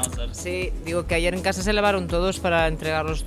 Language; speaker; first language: Spanish; native; Spanish